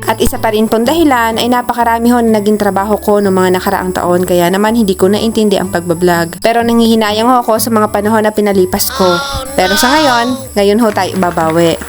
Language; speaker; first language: Filipino; native; Filipino